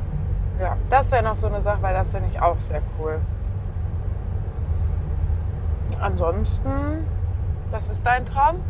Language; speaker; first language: German; native; German